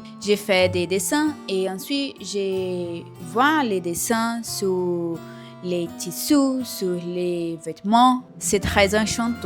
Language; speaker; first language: French; non-native, learner; Portuguese